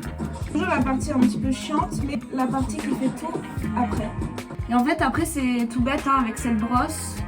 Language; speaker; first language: French; native; French